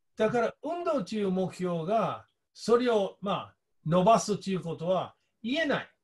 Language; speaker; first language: Japanese; non-native, fluent; English